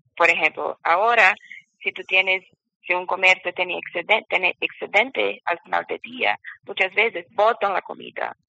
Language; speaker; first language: Spanish; non-native, learner; Portuguese